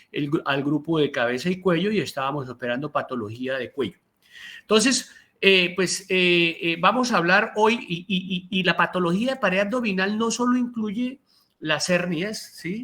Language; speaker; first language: Spanish; native; Spanish